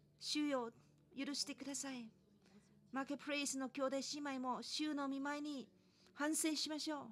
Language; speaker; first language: Japanese; non-native, fluent; Chinese